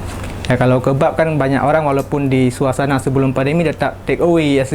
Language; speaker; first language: Indonesian; native; Indonesian